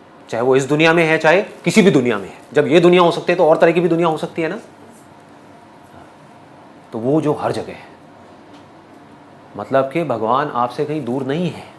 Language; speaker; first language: Hindi; native; Hindi